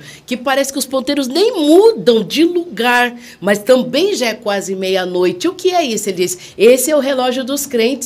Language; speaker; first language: Portuguese; native; Portuguese